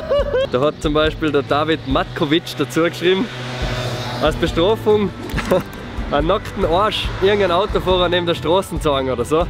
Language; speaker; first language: German; native; German